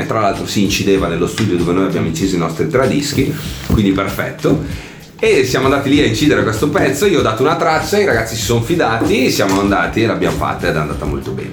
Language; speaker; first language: Italian; native; Italian